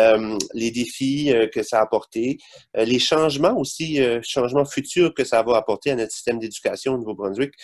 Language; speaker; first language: French; native; French